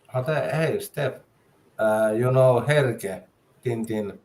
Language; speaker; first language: English; non-native, learner; Finnish